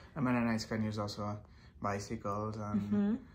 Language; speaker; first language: English; non-native, fluent; Spanish